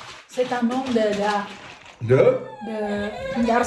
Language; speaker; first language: French; non-native, learner; Indonesian